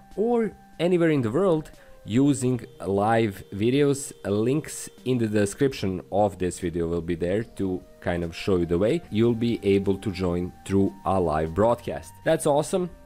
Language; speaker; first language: English; non-native, fluent; Serbian